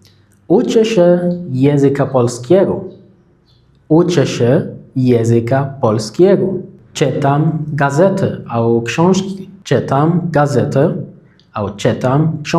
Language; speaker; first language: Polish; non-native, learner; Arabic